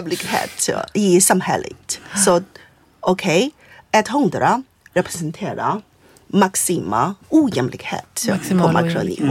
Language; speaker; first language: Swedish; non-native, fluent; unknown